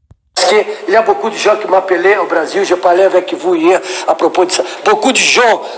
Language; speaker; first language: French; non-native, learner; Portuguese